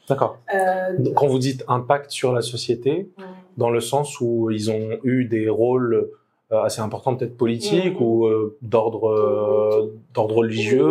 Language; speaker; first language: French; native; French